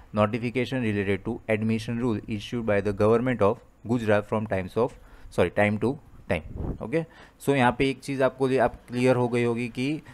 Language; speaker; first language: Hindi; non-native, local second language; Gujarati